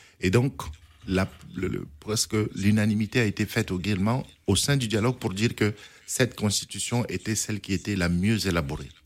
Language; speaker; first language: French; non-native, local second language; Arabic